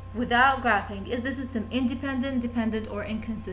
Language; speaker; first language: English; non-native, fluent; Arabic